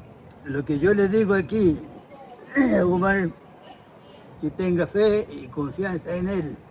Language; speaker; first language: Spanish; native; Spanish